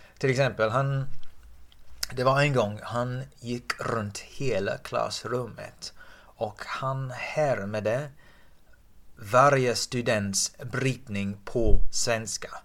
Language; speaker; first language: Swedish; non-native, fluent; English